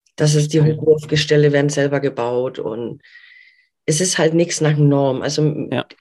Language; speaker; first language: German; non-native, fluent; Danish